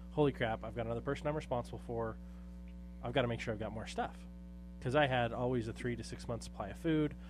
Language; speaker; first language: English; native; English